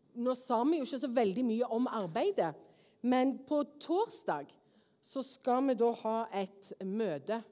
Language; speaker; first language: Norwegian; native; Norwegian